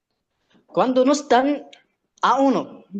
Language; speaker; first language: Spanish; non-native, learner; Arabic